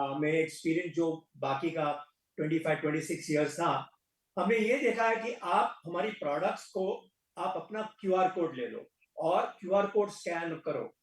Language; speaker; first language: Hindi; non-native, local second language; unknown